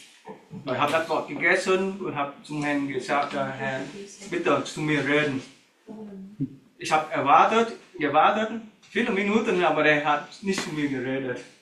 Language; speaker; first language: German; non-native, learner; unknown